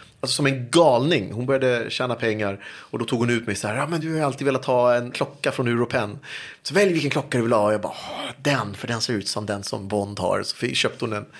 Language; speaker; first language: Swedish; early bilingual, other home language; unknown